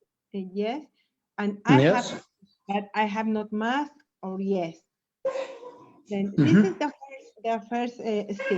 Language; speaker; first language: English; non-native, learner; Spanish